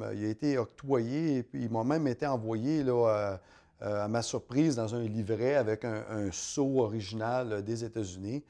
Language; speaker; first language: French; native; French